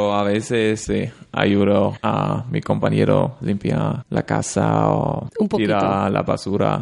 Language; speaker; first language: Spanish; non-native, learner; German